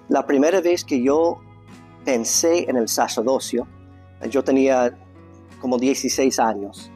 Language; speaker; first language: Spanish; non-native, fluent; English